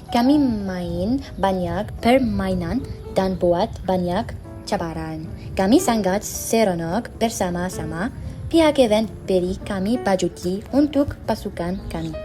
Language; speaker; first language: Malay; non-native, learner; Arabic